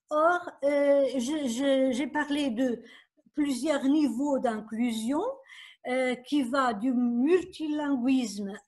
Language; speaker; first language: French; non-native, fluent; Portuguese